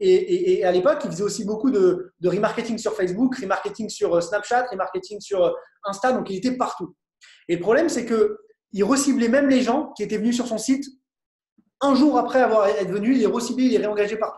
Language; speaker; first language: French; native; French